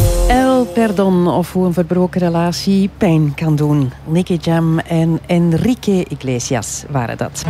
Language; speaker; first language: Dutch; native; Dutch